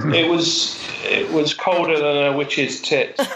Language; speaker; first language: English; native; English